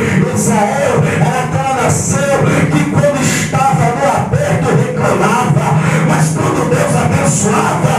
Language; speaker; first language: Portuguese; native; Portuguese